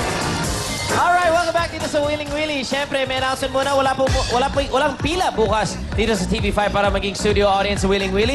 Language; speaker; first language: Filipino; native; Filipino